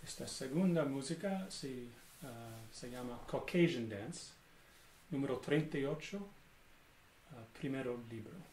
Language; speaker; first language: Spanish; non-native, learner; English